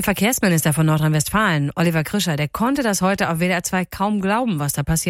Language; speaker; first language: German; native; German